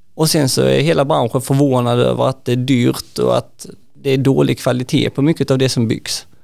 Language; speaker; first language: Swedish; native; Swedish